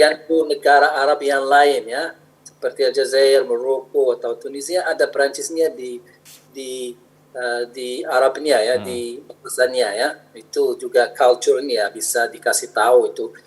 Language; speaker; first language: Indonesian; non-native, fluent; Arabic